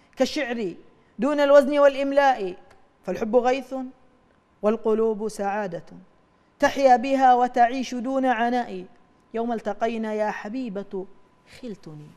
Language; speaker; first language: Arabic; native; Arabic